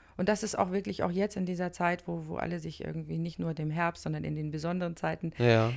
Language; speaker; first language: German; native; German